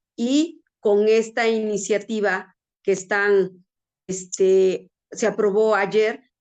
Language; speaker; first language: Spanish; native; Spanish